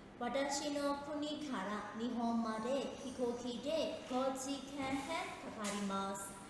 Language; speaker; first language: Japanese; non-native, fluent; Burmese